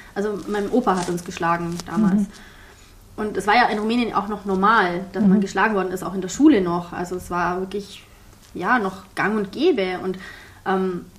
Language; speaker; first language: German; early bilingual, heritage; German